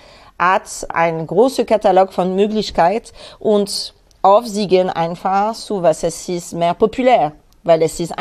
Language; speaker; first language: German; non-native, fluent; French